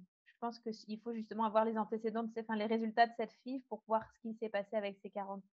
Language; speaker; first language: French; native; French